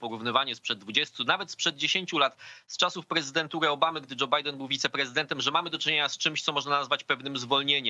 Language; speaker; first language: Polish; native; Polish